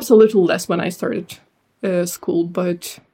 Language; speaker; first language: English; non-native, fluent; Lithuanian